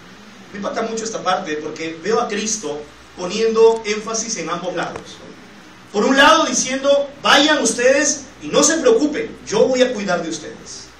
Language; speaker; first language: Spanish; native; Spanish